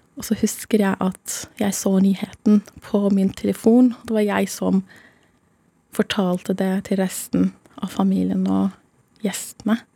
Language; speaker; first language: Norwegian; non-native, fluent; Arabic